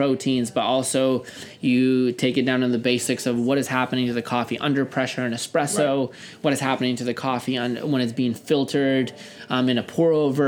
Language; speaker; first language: English; early bilingual, other home language; Russian